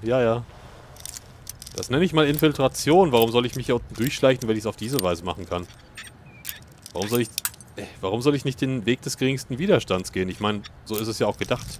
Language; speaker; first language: German; native; German